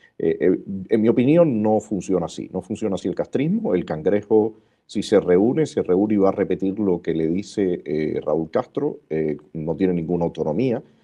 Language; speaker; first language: Spanish; native; Spanish